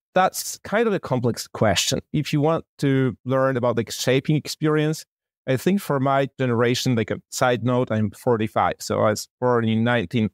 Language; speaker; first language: English; non-native, fluent; Polish